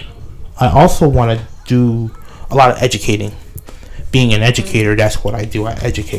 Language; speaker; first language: English; native; English